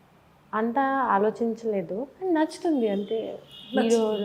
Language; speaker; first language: Telugu; non-native, learner; Bangla